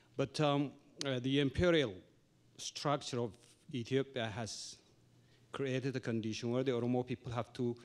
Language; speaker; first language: English; non-native, fluent; Oromo